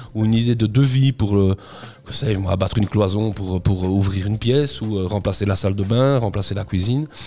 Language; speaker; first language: French; native; French